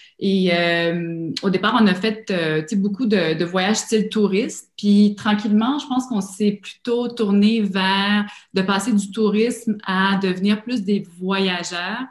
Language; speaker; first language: French; native; French